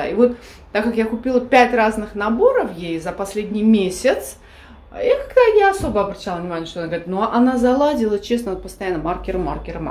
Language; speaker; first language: Russian; native; Russian